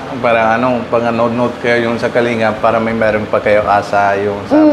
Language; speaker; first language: Filipino; non-native, learner; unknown